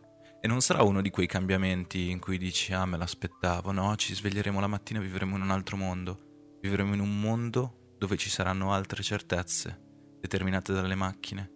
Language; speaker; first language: Italian; native; Italian